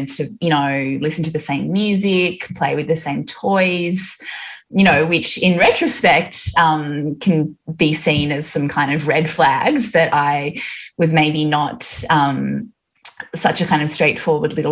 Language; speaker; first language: English; native; English